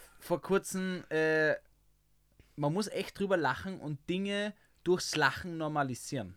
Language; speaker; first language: German; native; German